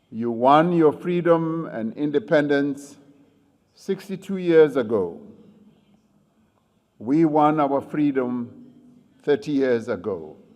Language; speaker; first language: English; non-native, local second language; Venda